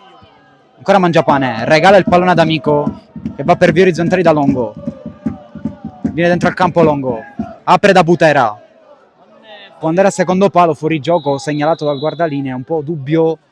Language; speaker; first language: Italian; native; Italian